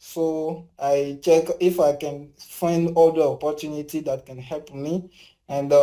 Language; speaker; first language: English; non-native, learner; French